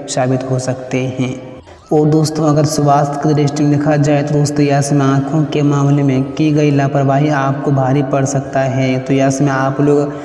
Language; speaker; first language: Hindi; native; Hindi